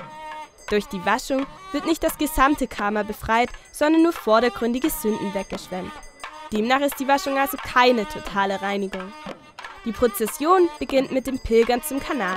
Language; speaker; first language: German; native; German